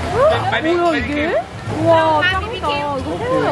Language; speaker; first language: Korean; native; Korean